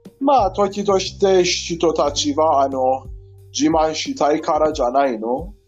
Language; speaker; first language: Japanese; non-native, learner; Persian